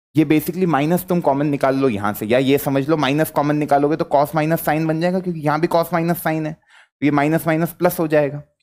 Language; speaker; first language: Hindi; native; Hindi